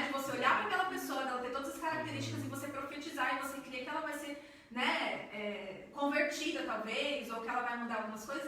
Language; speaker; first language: Portuguese; native; Portuguese